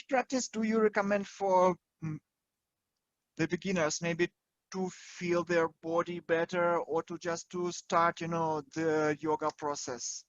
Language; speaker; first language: English; non-native, fluent; Russian